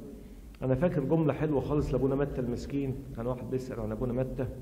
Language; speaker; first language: Arabic; native; Arabic